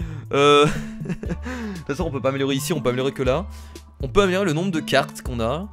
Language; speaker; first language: French; native; French